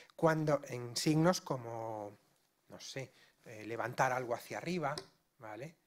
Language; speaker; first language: Spanish; non-native, local second language; Galician